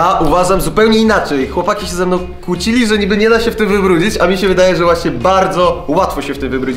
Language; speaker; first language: Polish; native; Polish